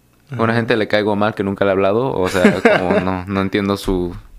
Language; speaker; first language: Spanish; early bilingual, heritage; Spanish